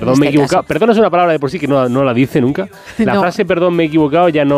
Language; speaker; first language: Spanish; native; Spanish